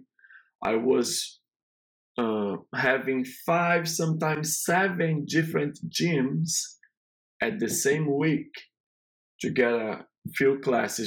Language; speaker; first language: English; non-native, learner; Portuguese